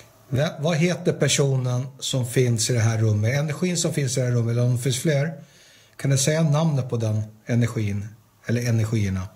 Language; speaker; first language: Swedish; native; Swedish